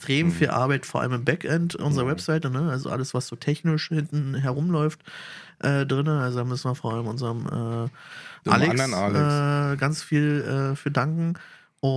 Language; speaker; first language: German; native; German